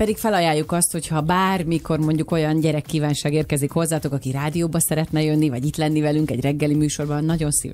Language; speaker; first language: Hungarian; native; Hungarian